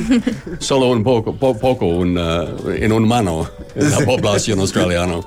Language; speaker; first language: Spanish; non-native, learner; English